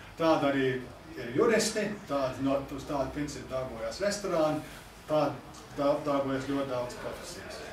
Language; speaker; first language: Latvian; early bilingual, heritage; English